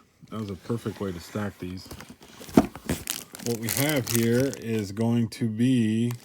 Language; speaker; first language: English; native; English